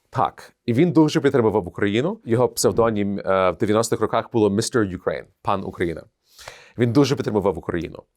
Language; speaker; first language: Ukrainian; early bilingual, heritage; Ukrainian